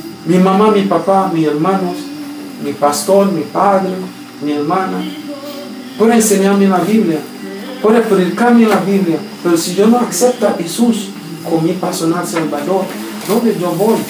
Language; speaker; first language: Spanish; non-native, learner; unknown